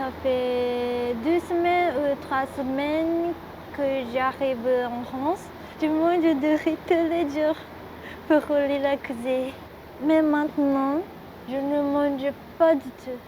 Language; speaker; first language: French; non-native, learner; Japanese